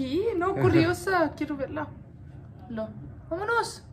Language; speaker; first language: Spanish; non-native, fluent; German